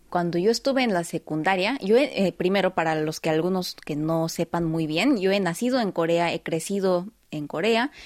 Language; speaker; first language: Spanish; early bilingual, heritage; Spanish